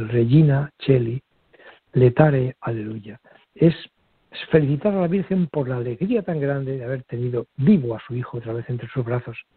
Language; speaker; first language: Spanish; native; Spanish